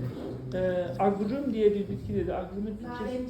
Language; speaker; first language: Turkish; native; Turkish